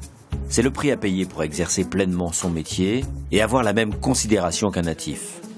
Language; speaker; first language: French; native; French